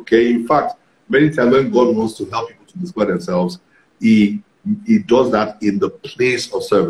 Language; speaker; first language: English; non-native, local second language; Yoruba